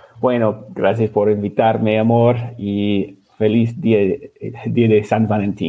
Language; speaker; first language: Spanish; non-native, learner; English